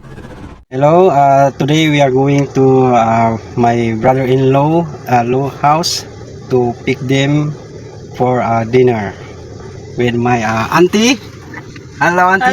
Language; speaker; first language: English; non-native, local second language; Filipino